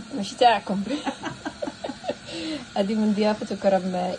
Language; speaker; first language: Arabic; native; Arabic